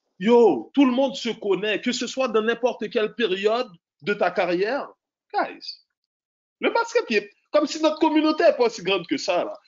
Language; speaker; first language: French; native; French